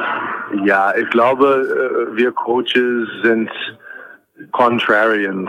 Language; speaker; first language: German; non-native, fluent; English